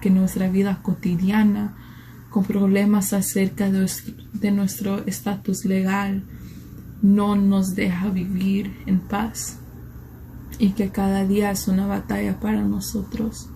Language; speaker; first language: Spanish; early bilingual, heritage; Spanish